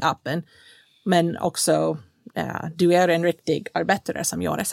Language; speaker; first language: Swedish; non-native, fluent; English